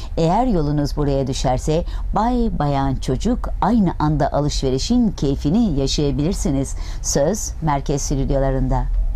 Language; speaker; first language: Turkish; native; Turkish